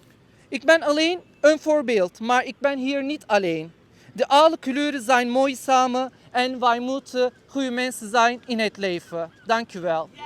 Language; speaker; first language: Dutch; non-native, fluent; Turkish